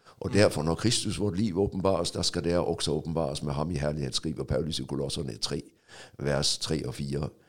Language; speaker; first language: Norwegian; non-native, fluent; Danish